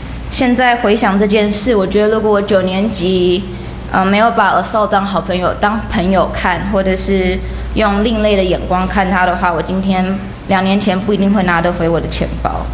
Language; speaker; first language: Chinese; early bilingual, heritage; Chinese